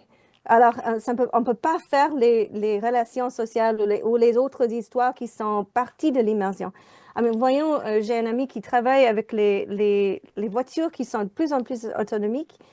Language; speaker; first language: French; non-native, fluent; English